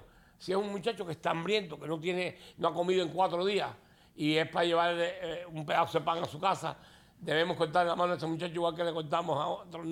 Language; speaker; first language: Spanish; native; Spanish